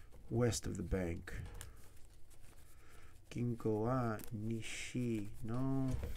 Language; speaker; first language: English; native; English